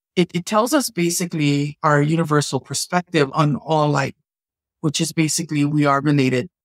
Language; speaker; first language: English; native; English